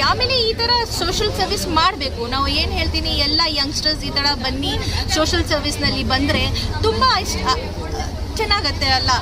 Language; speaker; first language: Kannada; non-native, local second language; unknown